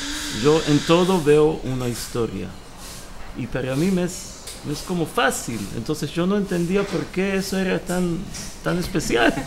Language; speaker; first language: Spanish; early bilingual, heritage; Hebrew